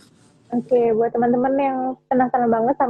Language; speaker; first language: Indonesian; native; Indonesian